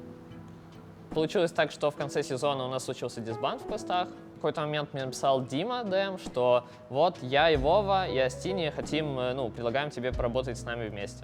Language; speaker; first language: Russian; native; Russian